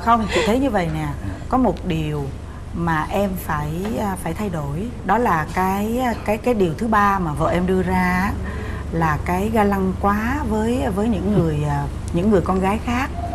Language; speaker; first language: Vietnamese; native; Vietnamese